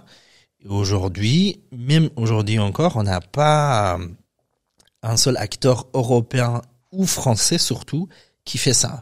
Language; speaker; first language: French; non-native, fluent; Persian